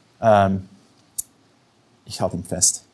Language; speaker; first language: German; non-native, fluent; English